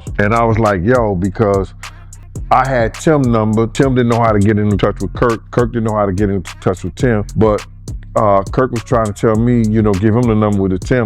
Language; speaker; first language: English; native; English